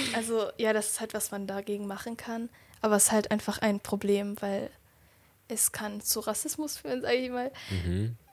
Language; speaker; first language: German; native; German